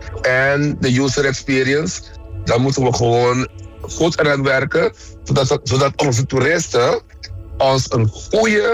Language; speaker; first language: Dutch; non-native, local second language; Papiamento